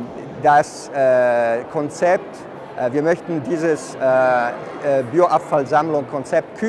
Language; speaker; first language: German; non-native, fluent; Italian